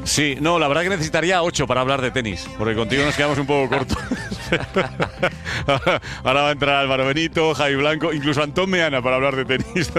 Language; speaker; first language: Spanish; native; Spanish